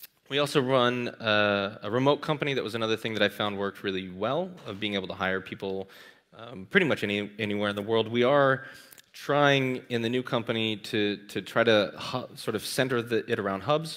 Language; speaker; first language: English; native; English